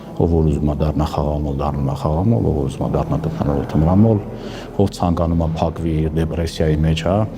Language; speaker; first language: Armenian; native; Armenian